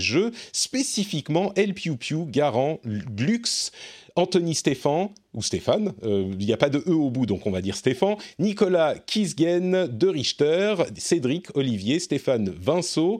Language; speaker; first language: French; native; French